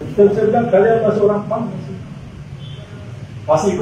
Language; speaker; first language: Indonesian; non-native, fluent; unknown